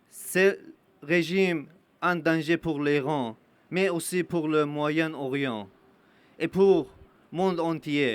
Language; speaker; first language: French; non-native, learner; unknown